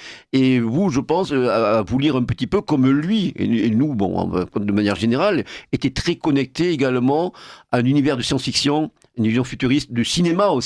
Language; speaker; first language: French; native; French